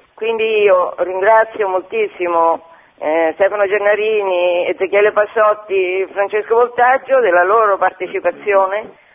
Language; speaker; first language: Italian; native; Italian